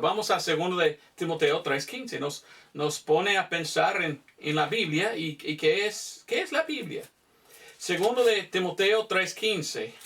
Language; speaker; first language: Spanish; non-native, fluent; English